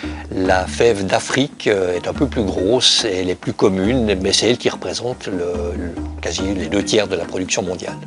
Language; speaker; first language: French; native; French